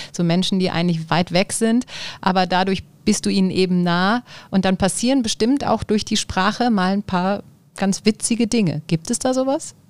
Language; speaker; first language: German; native; German